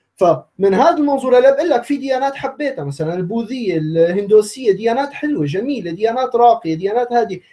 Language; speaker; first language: Arabic; native; Arabic